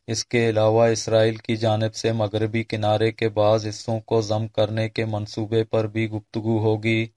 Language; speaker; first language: Urdu; non-native, local second language; Baluchi